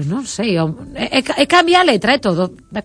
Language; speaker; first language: Galician; native; Galician